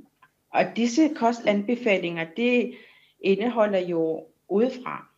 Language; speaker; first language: Danish; non-native, local second language; Kalaallisut